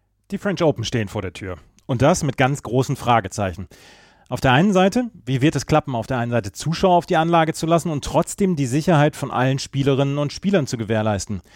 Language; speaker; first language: German; native; German